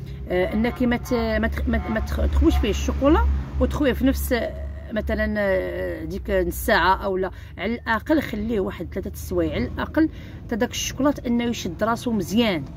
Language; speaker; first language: Arabic; native; Arabic